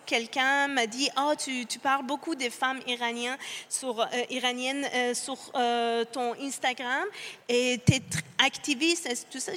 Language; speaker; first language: French; non-native, fluent; Persian